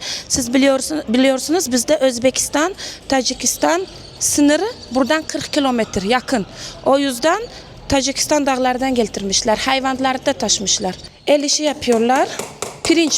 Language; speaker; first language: Turkish; non-native, learner; Uzbek